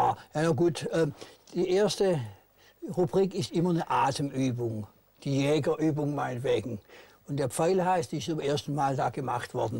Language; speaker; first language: German; native; German